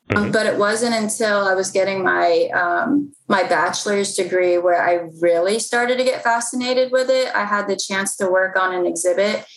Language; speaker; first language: English; native; English